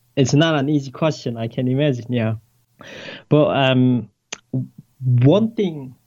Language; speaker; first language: English; non-native, fluent; Korean